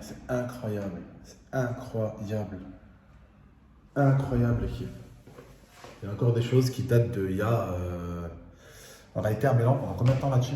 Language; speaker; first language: French; native; French